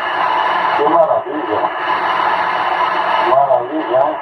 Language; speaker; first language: Spanish; non-native, learner; Portuguese